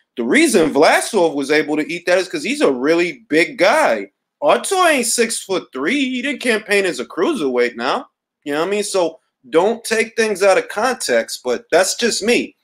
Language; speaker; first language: English; early bilingual, other home language; Spanish